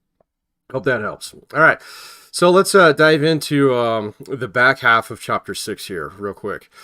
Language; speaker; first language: English; native; English